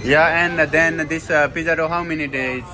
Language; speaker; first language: English; non-native, learner; Nepali